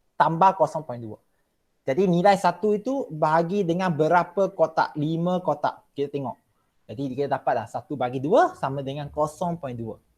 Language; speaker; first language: Malay; non-native, local second language; Chinese